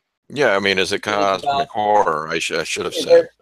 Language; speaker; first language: English; native; English